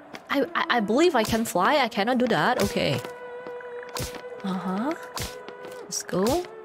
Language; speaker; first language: English; non-native, fluent; Indonesian